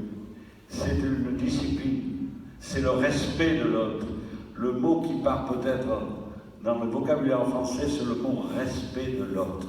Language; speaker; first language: French; native; French